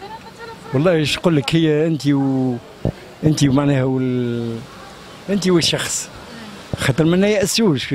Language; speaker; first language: Arabic; native; Arabic